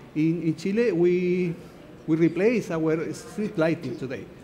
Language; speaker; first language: English; non-native, learner; Spanish